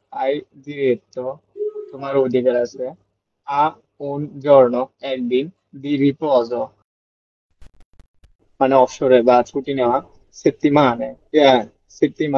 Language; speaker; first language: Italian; non-native, learner; Bangla